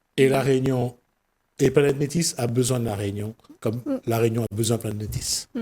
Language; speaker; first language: French; native; French